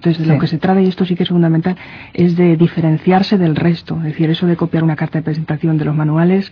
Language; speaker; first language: Spanish; native; Spanish